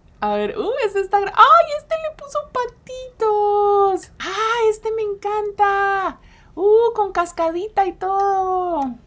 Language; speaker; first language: Spanish; early bilingual, heritage; Spanish